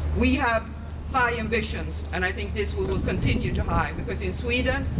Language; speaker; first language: English; non-native, fluent; Swedish